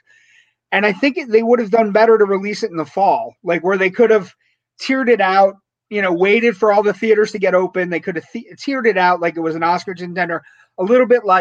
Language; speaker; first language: English; native; English